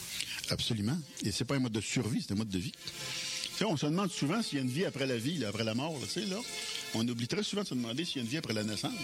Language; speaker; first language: French; native; French